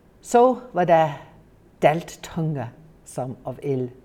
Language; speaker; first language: Norwegian; non-native, fluent; English